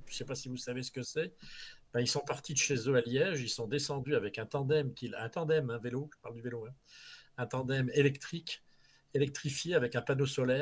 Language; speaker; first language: French; native; French